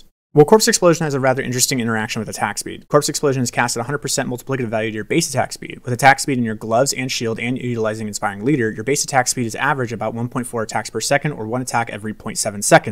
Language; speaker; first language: English; native; English